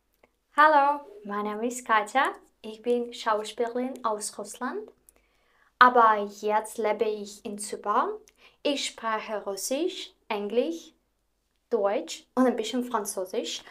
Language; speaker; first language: German; non-native, fluent; Russian